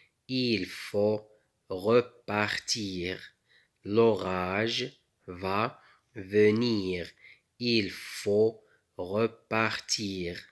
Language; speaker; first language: French; non-native, local second language; Arabic